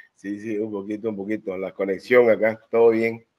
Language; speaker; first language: Spanish; native; Spanish